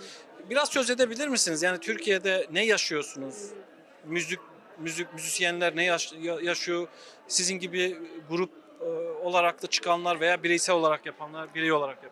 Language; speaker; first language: Turkish; native; Turkish